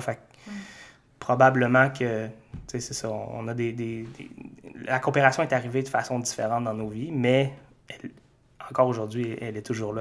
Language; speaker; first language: French; native; French